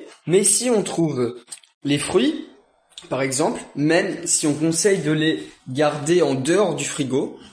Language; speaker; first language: French; non-native, fluent; Italian